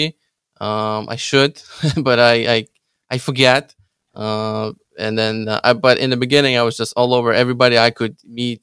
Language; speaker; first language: English; non-native, fluent; Ukrainian